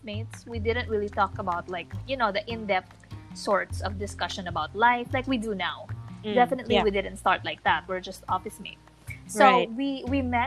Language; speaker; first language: English; non-native, local second language; Filipino